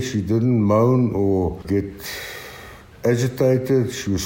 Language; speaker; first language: English; native; English